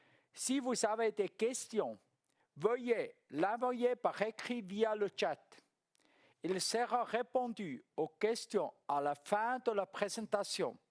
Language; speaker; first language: French; non-native, local second language; German